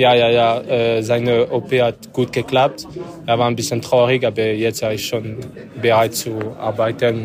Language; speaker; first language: German; non-native, learner; French